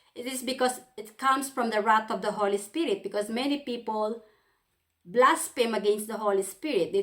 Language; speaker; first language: English; non-native, local second language; Filipino